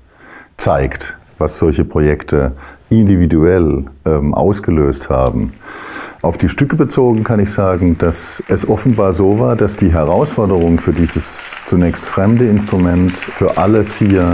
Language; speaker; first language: German; native; German